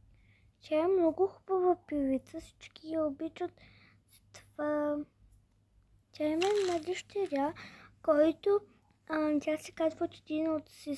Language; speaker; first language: Bulgarian; early bilingual, heritage; Bulgarian